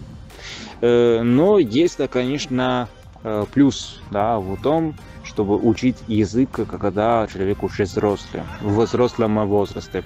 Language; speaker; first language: Russian; non-native, fluent; Italian